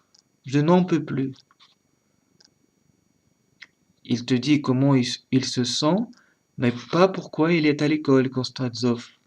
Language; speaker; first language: French; non-native, learner; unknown